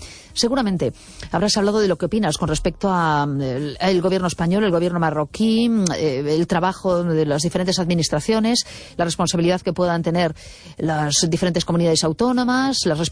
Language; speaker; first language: Spanish; native; Spanish